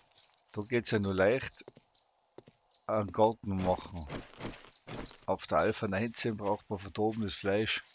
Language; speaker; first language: German; native; German